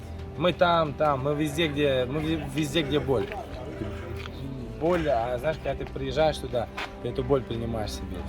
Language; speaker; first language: Russian; native; Russian